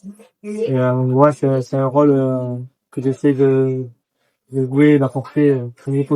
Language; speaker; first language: French; native; French